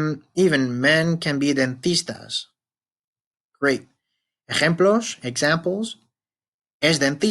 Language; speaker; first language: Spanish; non-native, fluent; Arabic